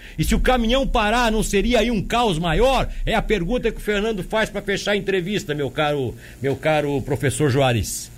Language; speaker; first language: Portuguese; native; Portuguese